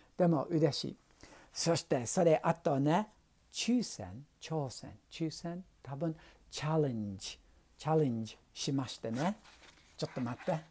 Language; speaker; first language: Japanese; non-native, learner; English